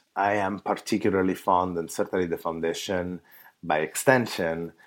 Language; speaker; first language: English; non-native, fluent; Italian